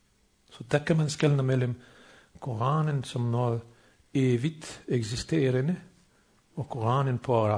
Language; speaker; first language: Danish; non-native, fluent; Bosnian